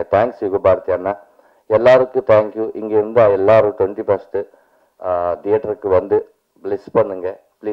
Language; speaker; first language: Tamil; non-native, learner; Telugu